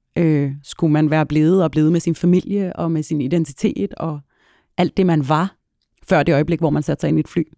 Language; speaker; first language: Danish; early bilingual, other home language; Arabic